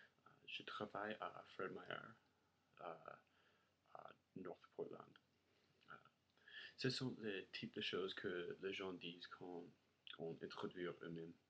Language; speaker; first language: French; non-native, learner; English